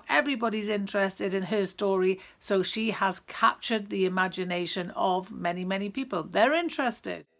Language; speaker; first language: English; native; English